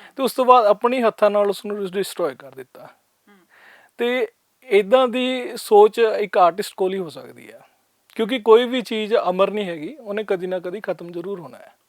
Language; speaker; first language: Punjabi; native; Punjabi